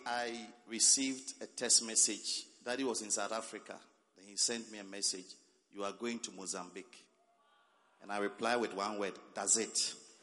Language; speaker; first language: English; non-native, local second language; Akan